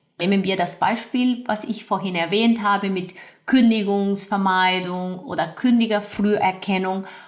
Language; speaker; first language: German; non-native, fluent; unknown